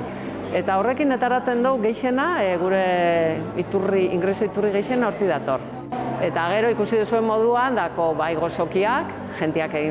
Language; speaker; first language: Basque; native; Basque